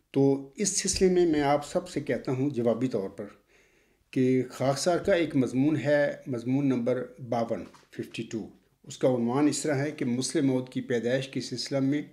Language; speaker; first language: Urdu; native; Urdu